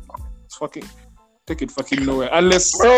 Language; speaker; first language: English; non-native, local second language; Ganda